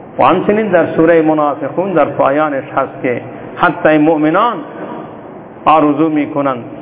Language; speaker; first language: Persian; non-native, local second language; Baluchi